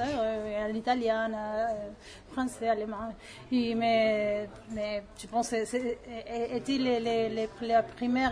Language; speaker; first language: French; non-native, learner; Spanish